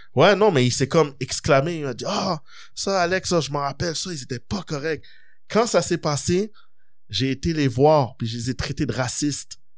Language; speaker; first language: French; early bilingual, other home language; Kabyle